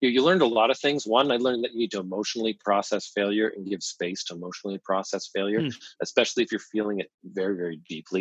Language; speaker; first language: English; native; English